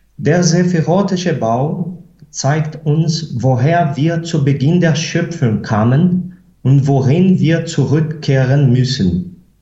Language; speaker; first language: German; non-native, fluent; Portuguese